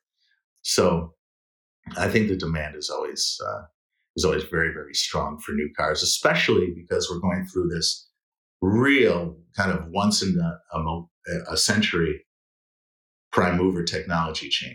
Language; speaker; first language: English; native; English